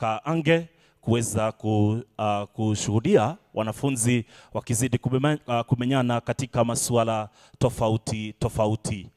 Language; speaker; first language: Swahili; non-native, local second language; Kikuyu